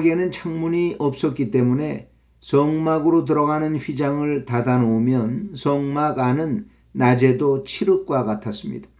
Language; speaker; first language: Korean; native; Korean